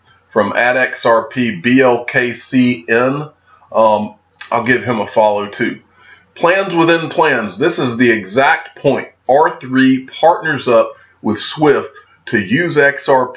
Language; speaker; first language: English; native; English